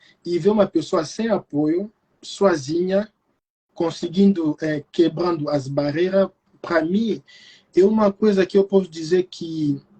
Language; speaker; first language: Portuguese; non-native, fluent; Lingala